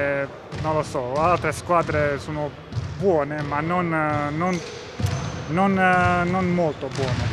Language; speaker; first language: Italian; non-native, learner; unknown